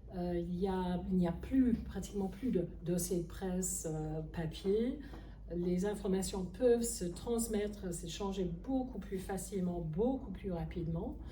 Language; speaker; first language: French; non-native, fluent; English